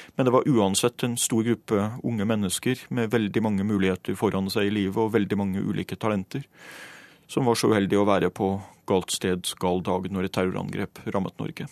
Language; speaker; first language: Norwegian; native; Norwegian